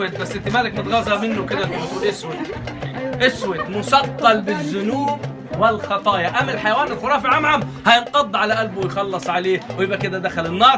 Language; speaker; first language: Arabic; native; Arabic